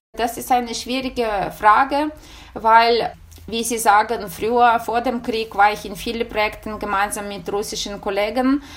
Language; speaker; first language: German; non-native, fluent; Ukrainian